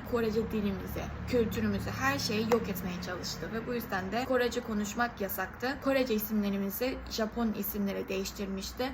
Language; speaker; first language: Turkish; early bilingual, other home language; Korean